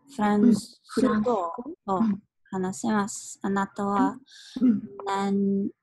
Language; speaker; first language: Japanese; non-native, learner; English